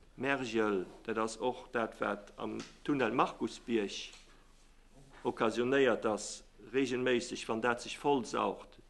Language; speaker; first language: Luxembourgish; native; Luxembourgish